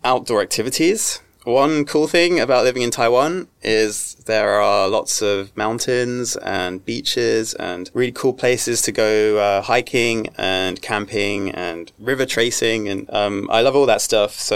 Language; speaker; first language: English; native; English